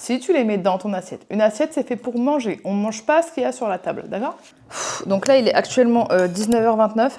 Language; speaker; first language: French; native; French